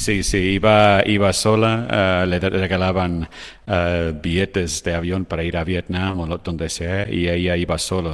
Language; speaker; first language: Spanish; non-native, fluent; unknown